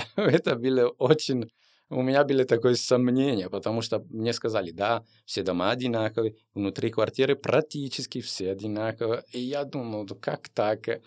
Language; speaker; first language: Russian; non-native, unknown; Italian